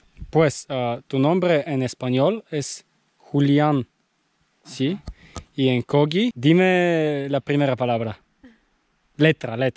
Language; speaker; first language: Spanish; non-native, learner; Bulgarian